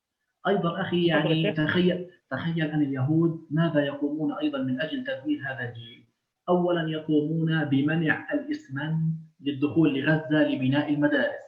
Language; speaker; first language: Arabic; native; Arabic